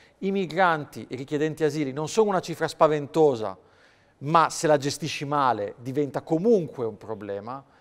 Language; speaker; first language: Italian; native; Italian